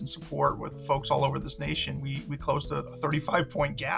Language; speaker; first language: English; native; English